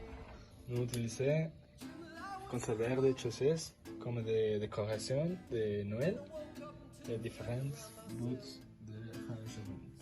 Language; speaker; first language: French; non-native, learner; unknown